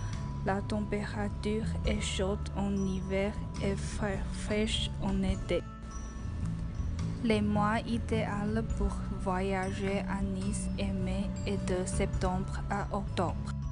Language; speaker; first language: French; non-native, learner; Chinese